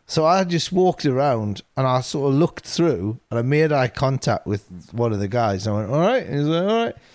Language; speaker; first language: English; native; English